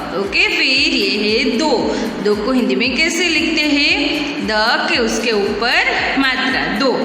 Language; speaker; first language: Hindi; non-native, local second language; Gujarati